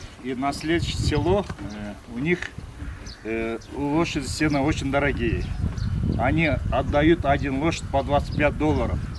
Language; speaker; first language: Russian; non-native, local second language; Kyrgyz